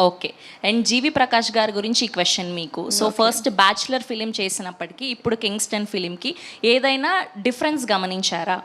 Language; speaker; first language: Telugu; native; Telugu